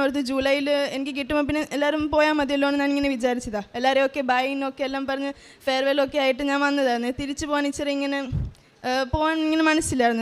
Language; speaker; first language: Malayalam; early bilingual, heritage; Malayalam